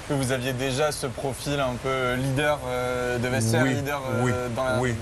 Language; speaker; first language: French; native; French